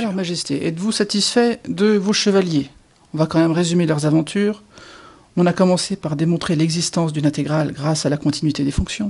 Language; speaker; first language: French; native; French